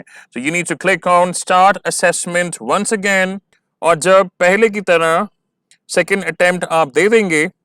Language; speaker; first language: Hindi; native; Hindi